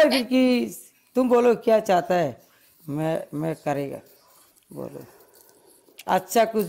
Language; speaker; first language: Hindi; non-native, learner; Bangla